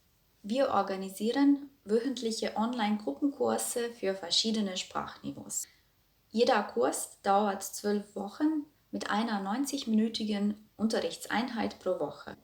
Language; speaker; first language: German; non-native, fluent; Croatian